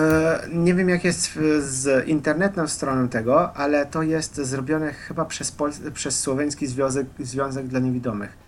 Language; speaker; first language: Polish; non-native, fluent; Slovenian